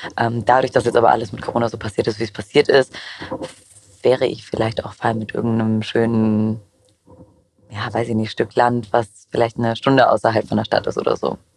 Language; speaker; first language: German; early bilingual, other home language; Greek